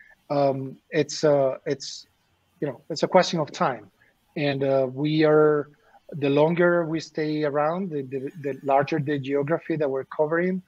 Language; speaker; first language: English; non-native, fluent; Spanish